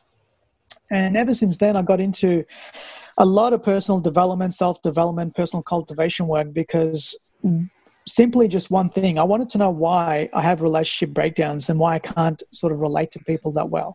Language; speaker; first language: English; early bilingual, other home language; Persian